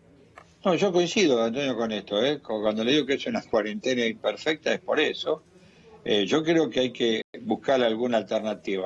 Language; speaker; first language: Spanish; native; Spanish